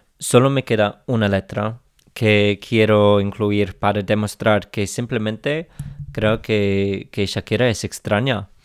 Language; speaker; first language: Spanish; non-native, fluent; English